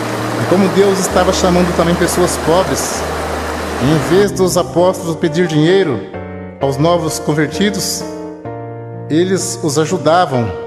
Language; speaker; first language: Portuguese; native; Portuguese